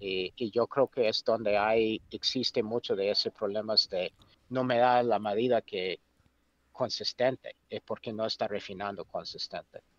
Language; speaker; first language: Spanish; non-native, fluent; English